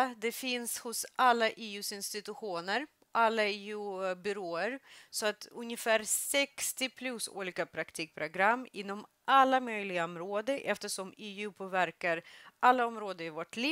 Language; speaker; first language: Swedish; non-native, fluent; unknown